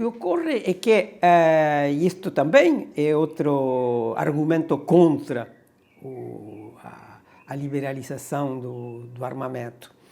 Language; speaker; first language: Portuguese; non-native, fluent; Spanish